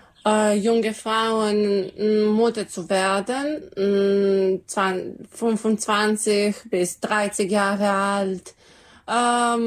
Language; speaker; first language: German; non-native, learner; Serbian